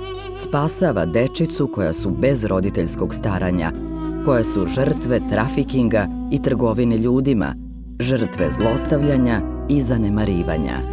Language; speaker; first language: Serbian; native; Serbian